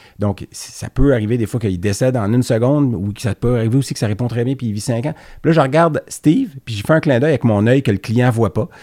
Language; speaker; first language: French; native; French